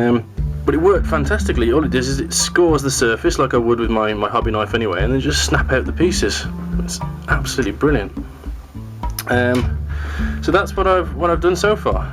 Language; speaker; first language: English; native; English